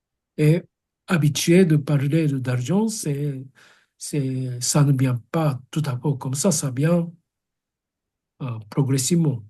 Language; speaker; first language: French; non-native, fluent; Japanese